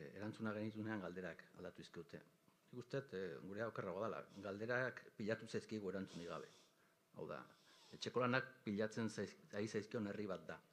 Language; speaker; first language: Basque; native; Basque